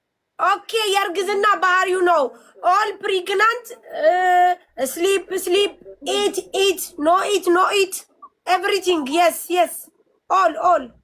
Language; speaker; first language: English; non-native, learner; Amharic